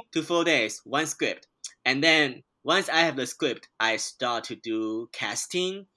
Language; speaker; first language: English; non-native, fluent; Chinese